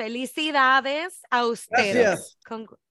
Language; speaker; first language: Spanish; early bilingual, heritage; Spanish